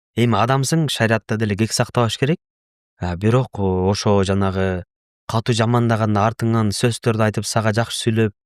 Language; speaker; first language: Kyrgyz; non-native, local second language; Russian